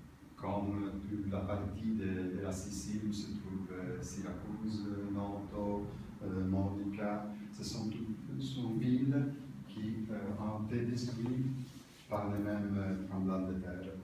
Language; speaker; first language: French; non-native, learner; Italian